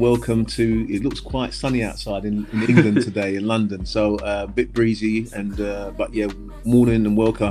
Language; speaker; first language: English; native; English